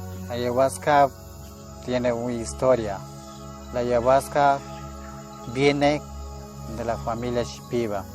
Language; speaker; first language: Spanish; non-native, local second language; Shipibo-Conibo